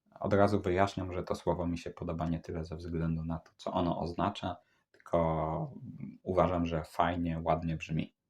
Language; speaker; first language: Polish; native; Polish